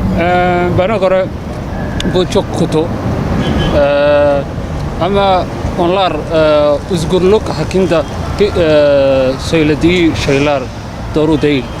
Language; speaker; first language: Turkish; non-native, learner; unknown